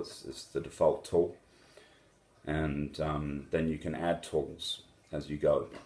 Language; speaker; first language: English; native; English